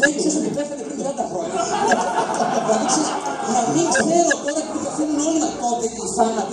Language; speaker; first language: Greek; native; Greek